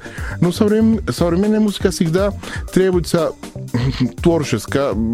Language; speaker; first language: Russian; non-native, learner; Spanish